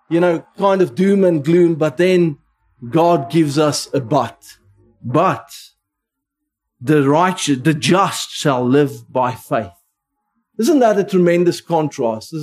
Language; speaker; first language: English; non-native, local second language; Afrikaans